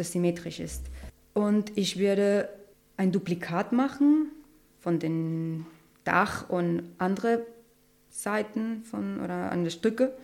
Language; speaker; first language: German; non-native, learner; Spanish